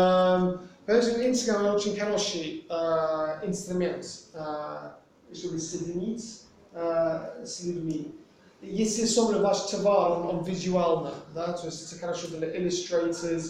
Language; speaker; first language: Russian; non-native, fluent; English